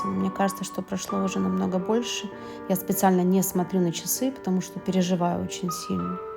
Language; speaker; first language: Russian; native; Russian